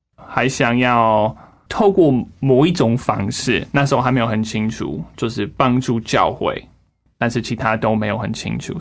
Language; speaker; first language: Chinese; non-native, fluent; English